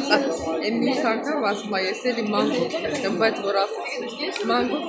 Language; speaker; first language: Greek; non-native, learner; Armenian